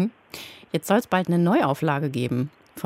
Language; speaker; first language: German; native; German